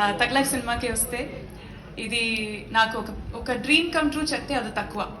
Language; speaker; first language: Telugu; non-native, learner; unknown